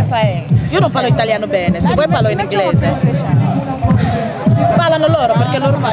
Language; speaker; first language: Italian; non-native, learner; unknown